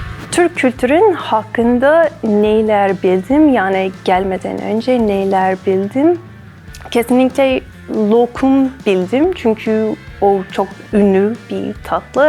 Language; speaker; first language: Turkish; non-native, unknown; English